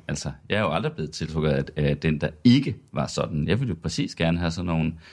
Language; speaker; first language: Danish; native; Danish